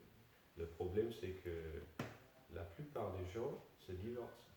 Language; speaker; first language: French; non-native, fluent; Danish